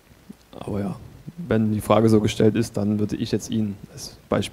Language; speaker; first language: German; native; German